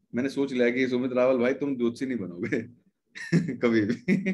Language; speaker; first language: Hindi; native; Hindi